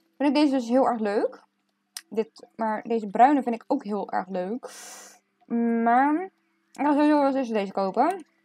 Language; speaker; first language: Dutch; native; Dutch